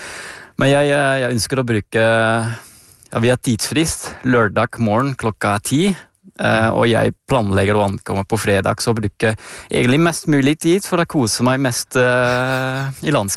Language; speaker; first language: Norwegian; non-native, fluent; Dutch